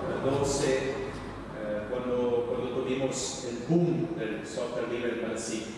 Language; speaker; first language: Spanish; non-native, fluent; Portuguese